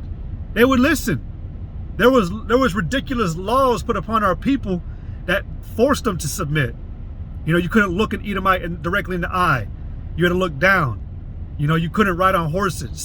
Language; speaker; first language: English; native; English